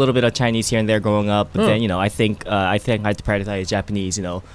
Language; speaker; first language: English; non-native, local second language; Japanese